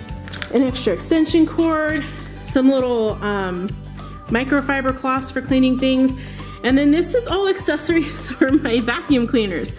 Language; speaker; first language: English; native; English